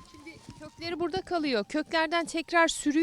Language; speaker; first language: Turkish; native; Turkish